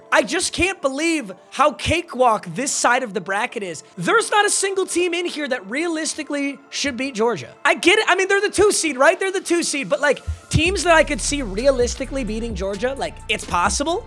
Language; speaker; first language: English; native; English